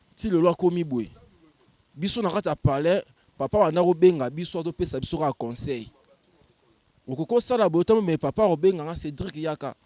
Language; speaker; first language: Lingala; native; Lingala